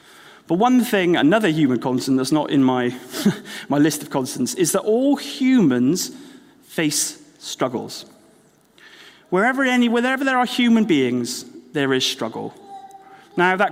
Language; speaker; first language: English; native; English